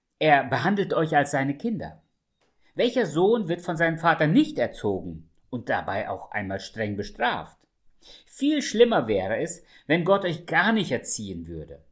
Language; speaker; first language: German; early bilingual, other home language; Russian